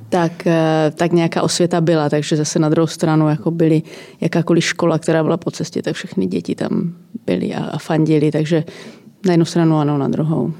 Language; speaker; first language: Czech; native; Czech